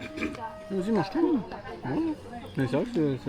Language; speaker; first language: French; native; French